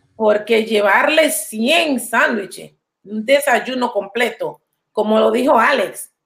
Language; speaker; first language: Spanish; native; Spanish